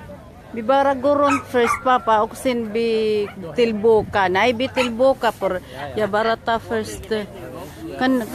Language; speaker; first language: Swedish; non-native, learner; Filipino